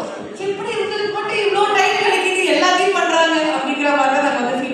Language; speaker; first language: Tamil; native; Tamil